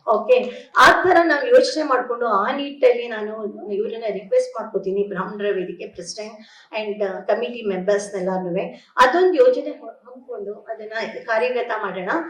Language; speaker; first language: Kannada; native; Kannada